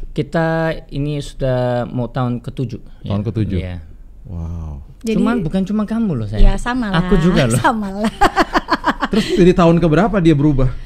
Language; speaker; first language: Indonesian; non-native, fluent; Korean